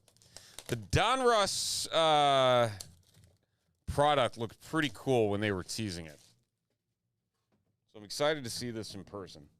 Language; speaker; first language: English; native; English